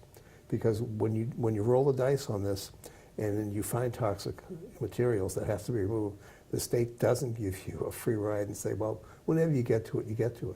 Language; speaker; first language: English; native; English